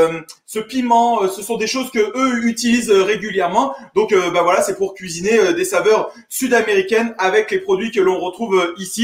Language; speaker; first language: French; native; French